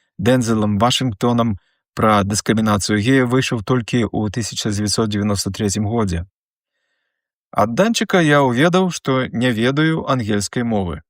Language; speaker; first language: Belarusian; native; Belarusian